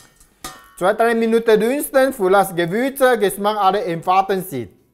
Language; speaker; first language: German; non-native, learner; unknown